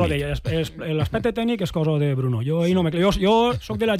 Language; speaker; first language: Catalan; native; Catalan